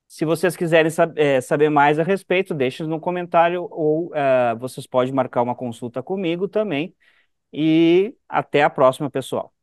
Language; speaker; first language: Portuguese; native; Portuguese